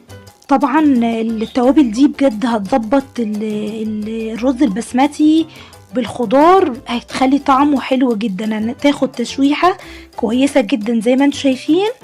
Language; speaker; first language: Arabic; native; Arabic